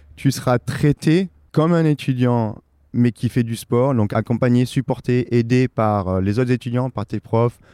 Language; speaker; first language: French; native; French